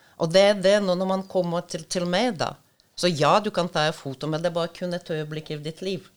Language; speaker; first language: Norwegian; non-native, fluent; Russian